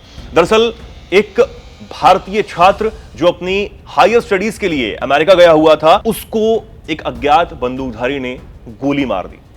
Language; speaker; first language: Hindi; native; Hindi